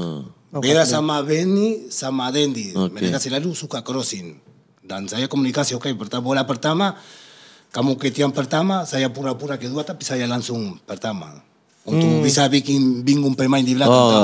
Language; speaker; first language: Indonesian; non-native, fluent; Spanish